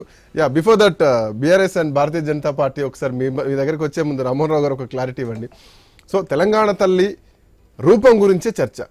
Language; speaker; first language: Telugu; native; Telugu